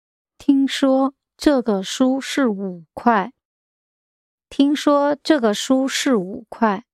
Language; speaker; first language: Chinese; non-native, learner; English